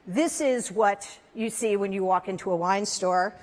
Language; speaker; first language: English; native; English